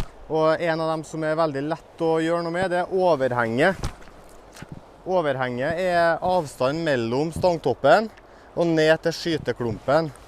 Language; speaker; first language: Norwegian; native; Norwegian